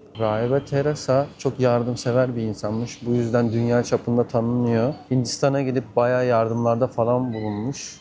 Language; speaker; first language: Turkish; native; Turkish